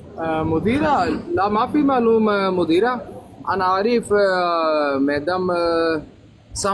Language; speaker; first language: Arabic; non-native, learner; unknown